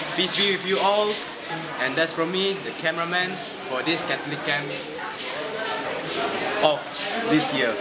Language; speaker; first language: English; non-native, local second language; Malay